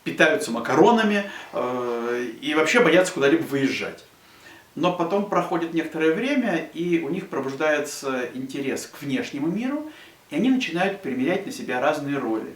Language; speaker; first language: Russian; native; Russian